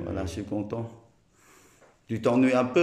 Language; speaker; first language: French; non-native, learner; Thai